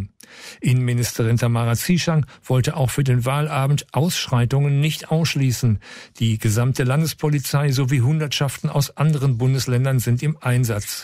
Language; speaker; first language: German; native; German